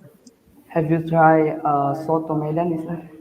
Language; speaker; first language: English; non-native, learner; Indonesian